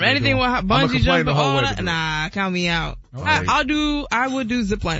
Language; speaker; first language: English; native; English